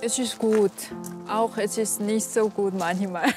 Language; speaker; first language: German; non-native, learner; Korean